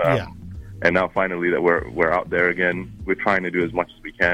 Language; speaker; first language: English; non-native, local second language; Arabic